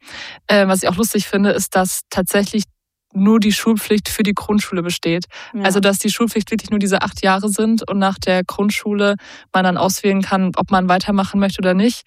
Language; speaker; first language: German; native; German